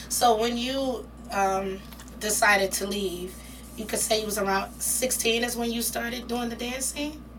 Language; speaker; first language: English; native; English